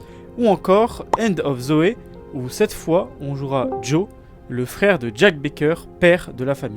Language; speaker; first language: French; native; French